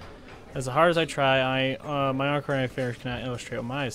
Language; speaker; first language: English; native; English